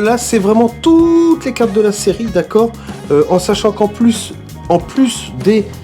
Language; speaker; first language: French; native; French